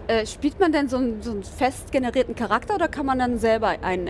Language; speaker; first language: German; native; German